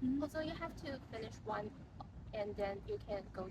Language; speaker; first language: English; non-native, fluent; Chinese